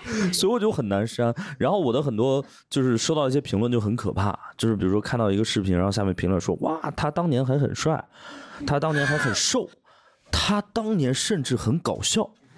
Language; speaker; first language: Chinese; native; Chinese